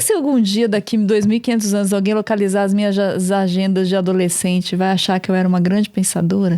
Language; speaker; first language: Portuguese; native; Portuguese